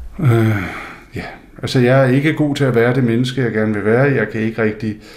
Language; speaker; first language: Danish; non-native, local second language; Faroese